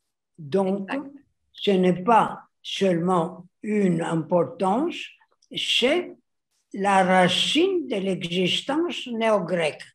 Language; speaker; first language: French; non-native, fluent; Greek